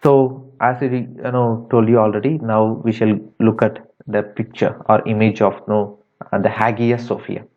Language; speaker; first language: English; non-native, local second language; Tamil